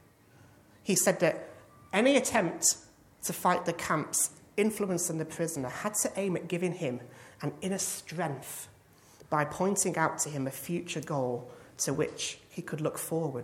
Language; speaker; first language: English; native; English